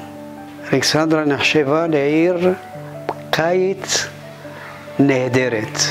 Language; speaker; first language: Hebrew; non-native, fluent; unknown